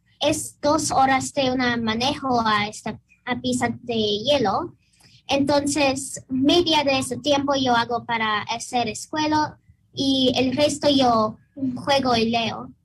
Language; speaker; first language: Spanish; early bilingual, heritage; Spanish